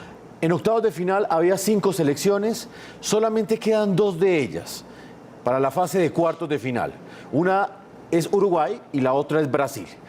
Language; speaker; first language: Spanish; native; Spanish